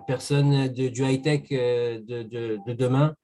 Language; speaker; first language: French; native; French